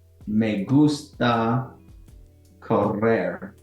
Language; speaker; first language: Spanish; non-native, learner; English